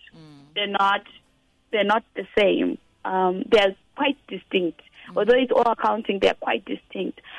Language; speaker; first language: English; non-native, local second language; Shona